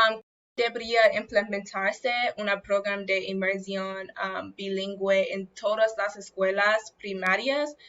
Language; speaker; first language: Spanish; non-native, learner; English